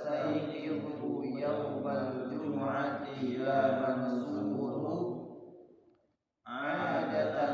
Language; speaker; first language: Arabic; non-native, learner; Indonesian